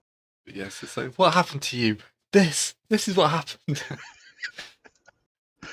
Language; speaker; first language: English; native; English